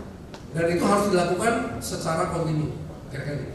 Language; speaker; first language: Indonesian; native; Indonesian